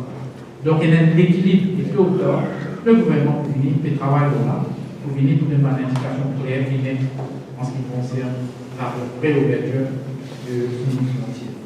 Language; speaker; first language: French; non-native, local second language; Morisyen